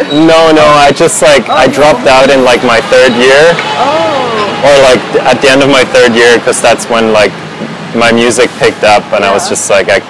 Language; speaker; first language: English; non-native, fluent; Swiss German